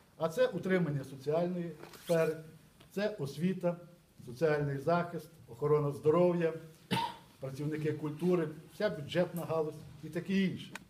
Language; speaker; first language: Ukrainian; native; Ukrainian